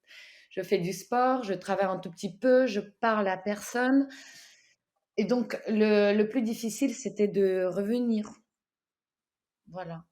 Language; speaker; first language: French; non-native, fluent; Ukrainian